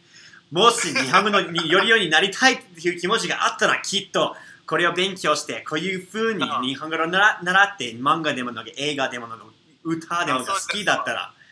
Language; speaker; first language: Japanese; non-native, fluent; English